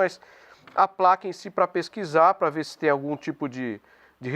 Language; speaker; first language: Portuguese; native; Portuguese